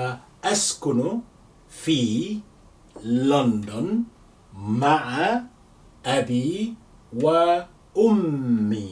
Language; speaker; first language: Arabic; non-native, fluent; English